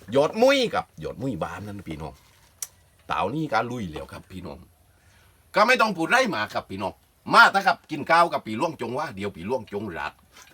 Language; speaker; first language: Thai; native; Thai